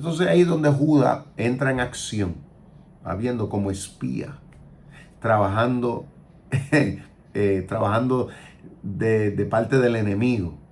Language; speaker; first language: Spanish; native; Spanish